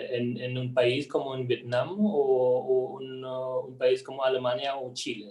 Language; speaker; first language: Spanish; non-native, fluent; German